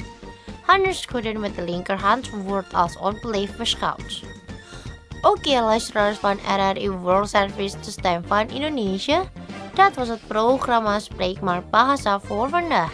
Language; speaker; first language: Dutch; non-native, fluent; Indonesian